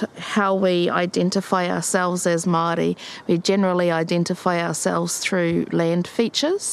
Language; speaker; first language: English; native; English